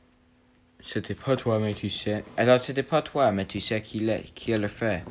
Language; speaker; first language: French; non-native, learner; English